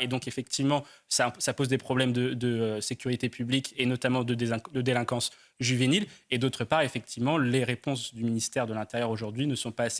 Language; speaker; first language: French; native; French